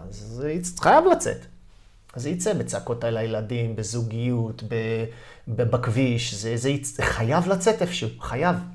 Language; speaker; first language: Hebrew; native; Hebrew